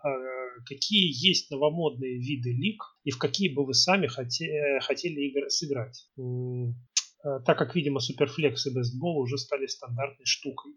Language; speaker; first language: Russian; native; Russian